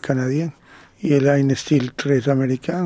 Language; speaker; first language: French; non-native, fluent; Spanish